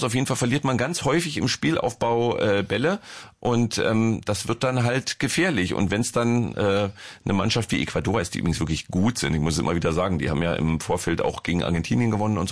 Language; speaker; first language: German; native; German